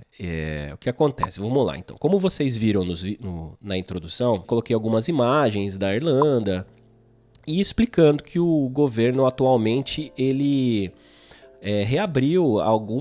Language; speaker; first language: Portuguese; native; Portuguese